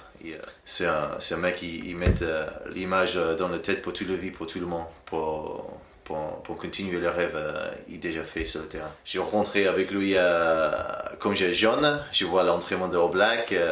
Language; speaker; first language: French; non-native, learner; English